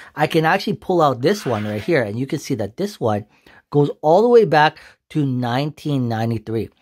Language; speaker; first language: English; native; English